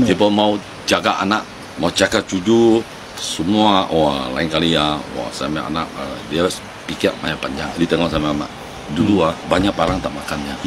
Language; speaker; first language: Malay; non-native, local second language; Chinese